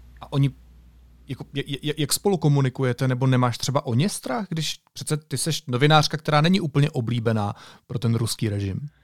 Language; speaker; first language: Czech; native; Czech